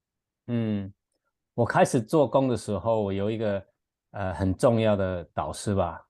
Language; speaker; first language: Chinese; non-native, fluent; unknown